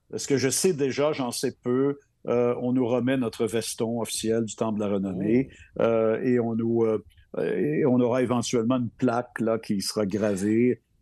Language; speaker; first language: French; native; French